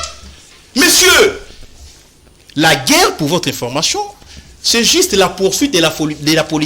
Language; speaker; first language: French; non-native, local second language; Lingala